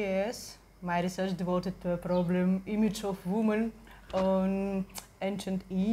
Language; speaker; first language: English; non-native, learner; Russian